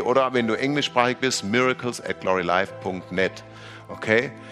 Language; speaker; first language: German; native; German